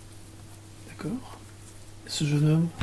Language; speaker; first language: French; native; French